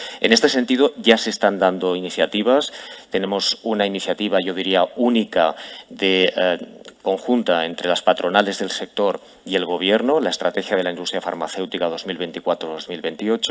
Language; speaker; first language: Spanish; native; Spanish